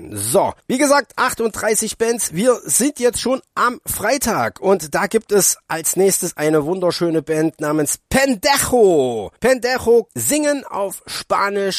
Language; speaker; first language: German; native; German